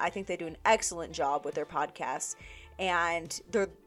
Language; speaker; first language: English; native; English